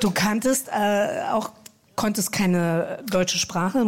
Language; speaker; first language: German; native; German